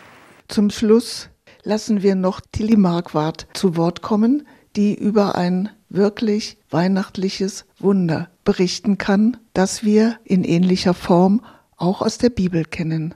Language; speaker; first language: German; native; German